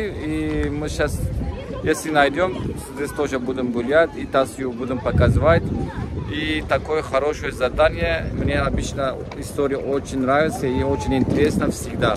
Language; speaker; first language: Russian; non-native, learner; Turkish